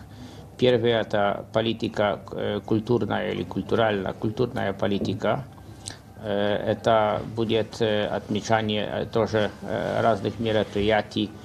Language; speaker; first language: Russian; non-native, fluent; Polish